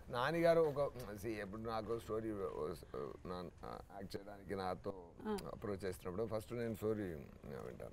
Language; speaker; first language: Telugu; non-native, learner; Tamil